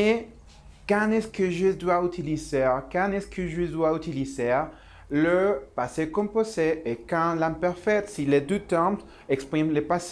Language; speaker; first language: French; non-native, learner; Spanish